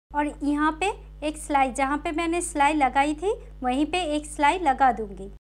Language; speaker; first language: Hindi; non-native, local second language; Bangla